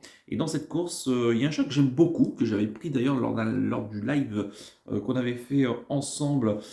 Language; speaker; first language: French; native; French